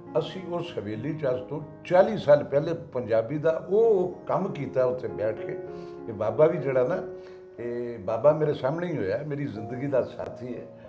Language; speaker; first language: Punjabi; native; Punjabi